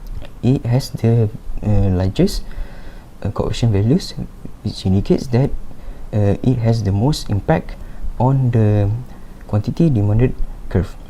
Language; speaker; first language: English; non-native, local second language; Malay